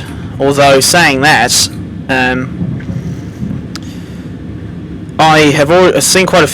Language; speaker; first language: English; native; English